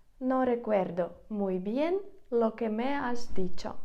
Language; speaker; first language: Spanish; non-native, fluent; Ukrainian